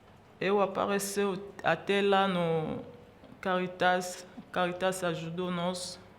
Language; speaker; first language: Portuguese; non-native, learner; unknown